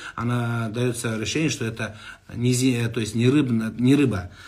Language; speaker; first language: Russian; non-native, local second language; Kazakh